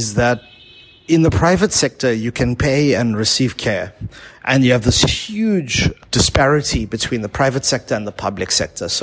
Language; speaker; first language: English; native; English